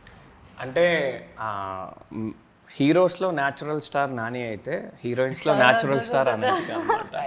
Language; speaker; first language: Telugu; native; Telugu